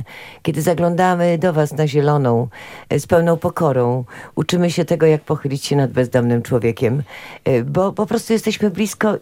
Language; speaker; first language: Polish; native; Polish